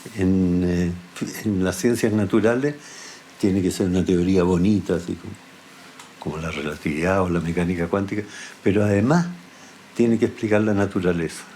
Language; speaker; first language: Spanish; early bilingual, other home language; German